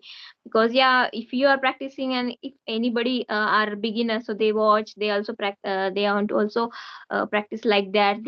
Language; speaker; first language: English; non-native, learner; Hindi